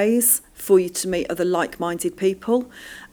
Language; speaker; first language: English; native; English